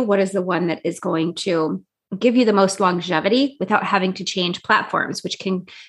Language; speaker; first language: English; native; English